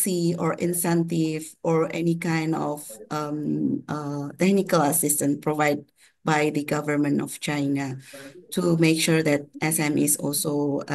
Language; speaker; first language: English; non-native, fluent; Indonesian